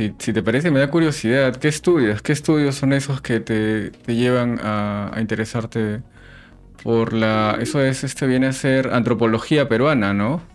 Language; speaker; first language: Spanish; native; Spanish